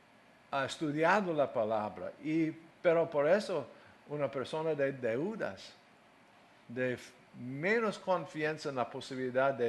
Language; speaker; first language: Spanish; non-native, fluent; English